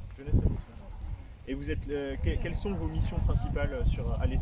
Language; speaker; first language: French; native; French